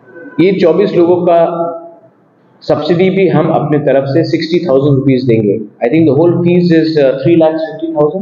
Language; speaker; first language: Hindi; non-native, local second language; Kok Borok